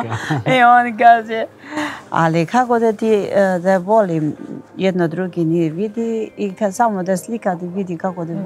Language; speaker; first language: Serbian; non-native, learner; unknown